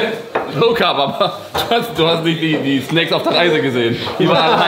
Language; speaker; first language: German; native; German